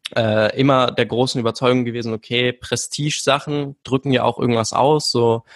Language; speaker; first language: German; native; German